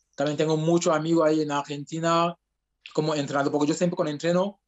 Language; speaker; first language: Spanish; non-native, fluent; French